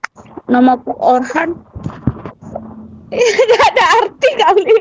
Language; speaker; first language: Indonesian; non-native, local second language; Minangkabau